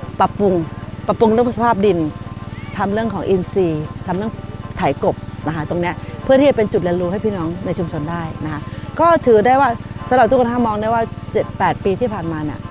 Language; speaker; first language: Thai; native; Thai